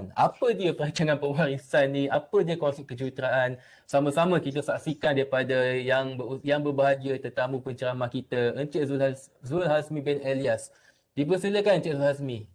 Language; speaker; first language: Malay; native; Malay